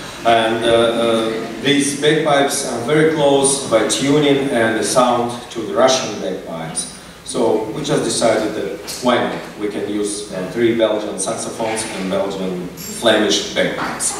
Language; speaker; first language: English; non-native, fluent; Russian